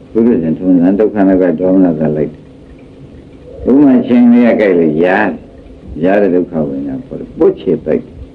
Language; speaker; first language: Burmese; native; Burmese